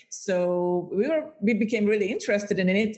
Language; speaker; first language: English; non-native, fluent; Hungarian